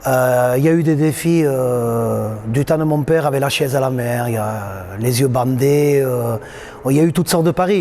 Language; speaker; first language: French; native; French